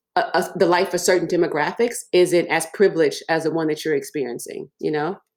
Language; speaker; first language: English; early bilingual, other home language; Yoruba